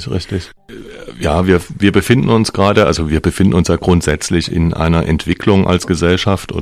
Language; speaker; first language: German; native; German